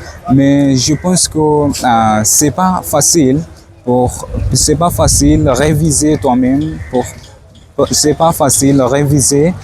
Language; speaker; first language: French; non-native, learner; Swahili